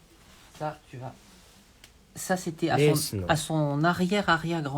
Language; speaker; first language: French; native; French